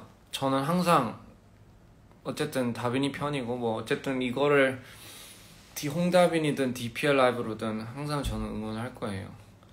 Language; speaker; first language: Korean; early bilingual, heritage; Korean